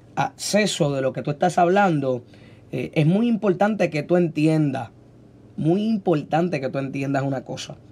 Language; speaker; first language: Spanish; native; Spanish